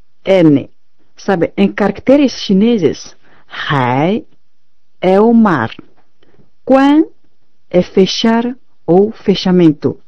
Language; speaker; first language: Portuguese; non-native, fluent; Chinese